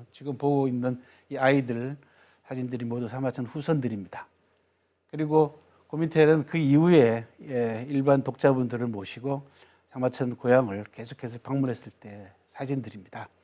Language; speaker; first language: Korean; native; Korean